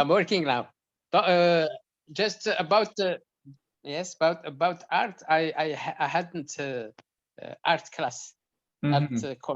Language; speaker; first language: English; non-native, local second language; Arabic